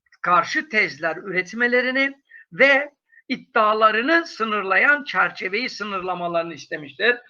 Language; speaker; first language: Turkish; native; Turkish